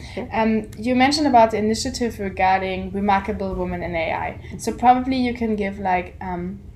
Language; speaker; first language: English; non-native, fluent; German